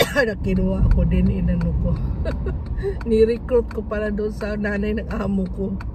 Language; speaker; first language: Filipino; native; Filipino